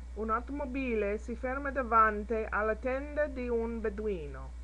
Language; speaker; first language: Italian; non-native, learner; English